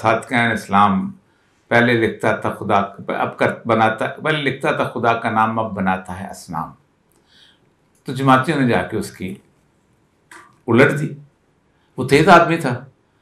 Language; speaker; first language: Urdu; native; Urdu